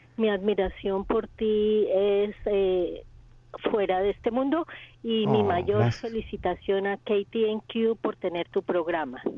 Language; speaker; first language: Spanish; native; Spanish